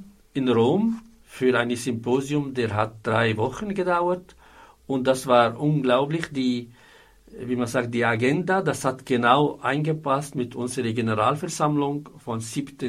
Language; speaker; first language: German; non-native, fluent; Arabic